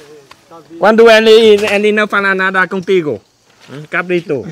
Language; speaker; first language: Portuguese; non-native, learner; Vietnamese